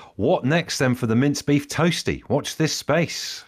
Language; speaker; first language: English; native; English